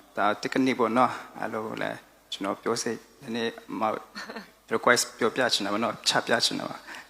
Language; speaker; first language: Burmese; non-native, local second language; Kachin